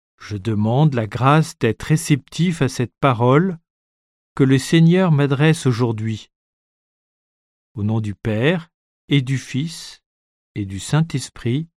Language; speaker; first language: French; native; French